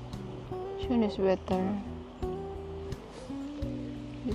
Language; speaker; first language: German; non-native, learner; Filipino